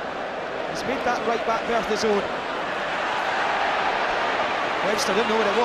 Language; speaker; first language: English; native; English